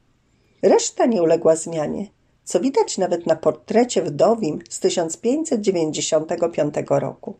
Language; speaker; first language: Polish; native; Polish